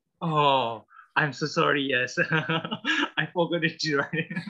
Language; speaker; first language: English; non-native, learner; Burmese